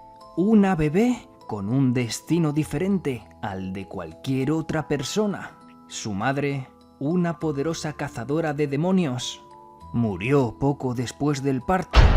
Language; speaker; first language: Spanish; native; Spanish